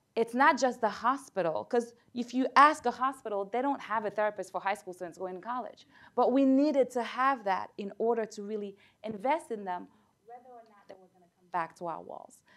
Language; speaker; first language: English; early bilingual, other home language; Haitian Creole